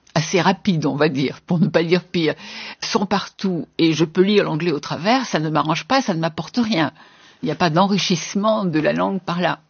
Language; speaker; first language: French; native; French